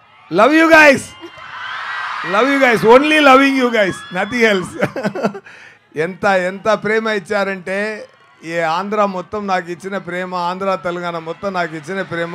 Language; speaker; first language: Telugu; non-native, learner; Tamil